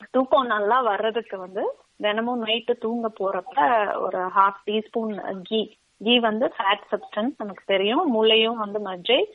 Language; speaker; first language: Tamil; native; Tamil